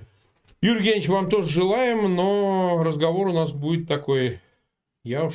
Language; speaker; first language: Russian; native; Russian